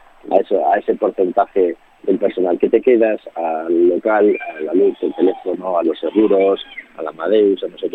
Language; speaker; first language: Spanish; native; Spanish